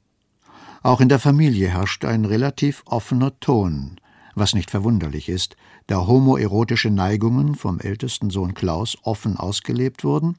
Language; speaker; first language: German; native; German